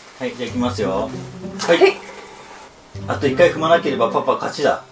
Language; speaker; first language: Japanese; native; Japanese